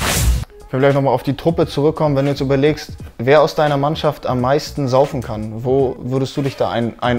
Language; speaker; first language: German; native; German